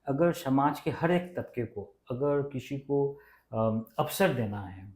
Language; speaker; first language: Hindi; non-native, local second language; Bangla